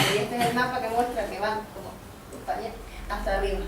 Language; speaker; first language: Spanish; native; Spanish